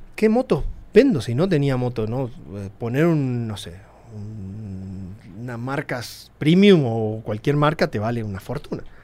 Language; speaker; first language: Spanish; native; Spanish